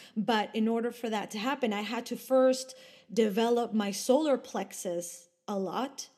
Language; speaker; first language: English; non-native, fluent; Spanish